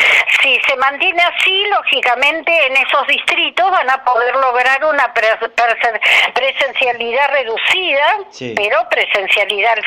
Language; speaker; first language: Spanish; native; Spanish